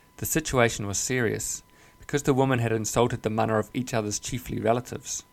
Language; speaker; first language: English; native; English